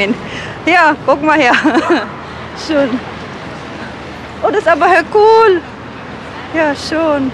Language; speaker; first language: German; non-native, learner; Filipino